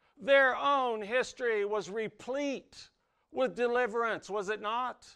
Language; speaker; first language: English; native; English